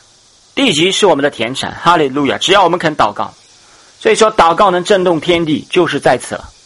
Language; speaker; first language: Chinese; native; Chinese